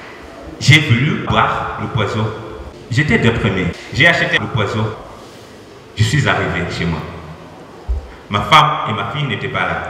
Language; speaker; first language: French; non-native, learner; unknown